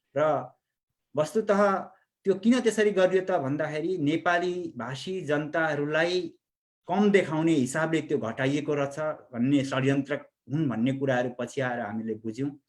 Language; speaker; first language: Nepali; native; Nepali